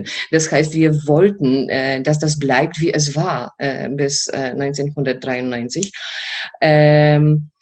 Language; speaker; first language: German; non-native, fluent; Polish